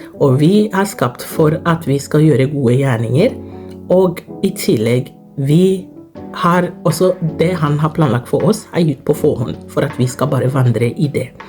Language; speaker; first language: Norwegian; non-native, fluent; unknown